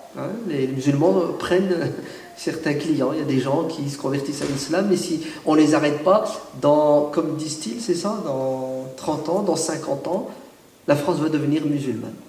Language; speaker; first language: French; early bilingual, other home language; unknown